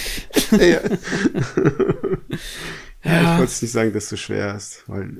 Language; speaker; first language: German; non-native, fluent; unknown